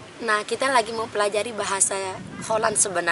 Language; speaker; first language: Indonesian; non-native, local second language; Sasak